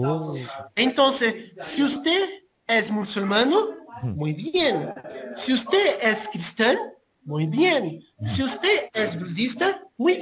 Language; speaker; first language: Portuguese; non-native, fluent; Spanish